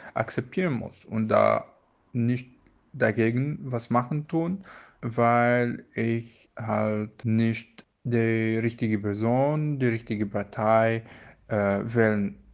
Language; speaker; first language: German; non-native, fluent; Arabic